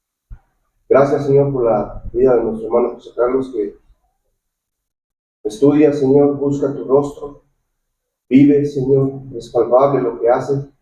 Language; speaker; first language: Spanish; native; Spanish